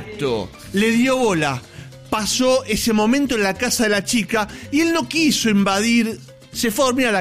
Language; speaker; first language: Spanish; native; Spanish